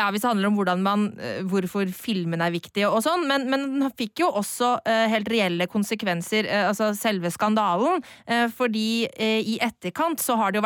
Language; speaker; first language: Norwegian; native; Norwegian